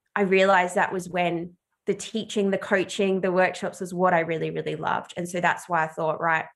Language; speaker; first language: English; native; English